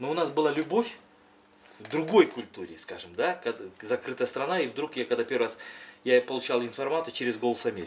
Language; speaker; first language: Russian; non-native, local second language; Kyrgyz